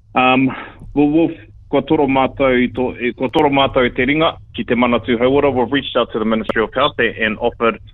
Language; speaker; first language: English; native; English